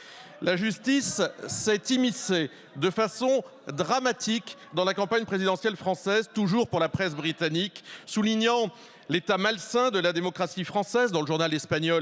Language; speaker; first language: French; native; French